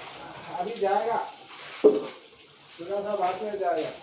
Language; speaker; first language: Hindi; non-native, learner; Bangla